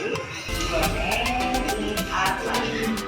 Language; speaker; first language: English; non-native, learner; Indonesian